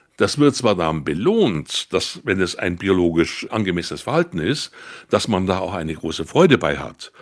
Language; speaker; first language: German; native; German